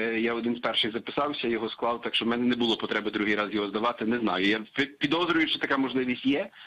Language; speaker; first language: Ukrainian; non-native, fluent; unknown